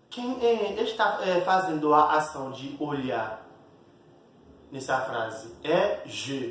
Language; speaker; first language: Portuguese; non-native, fluent; Haitian Creole